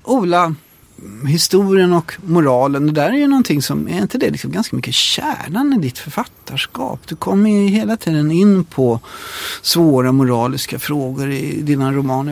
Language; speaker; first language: Swedish; native; Swedish